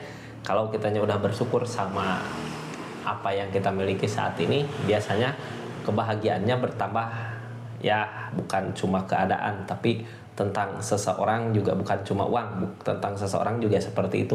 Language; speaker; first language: Indonesian; native; Indonesian